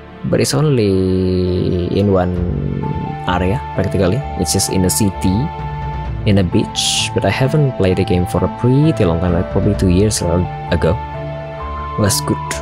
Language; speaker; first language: English; non-native, fluent; Indonesian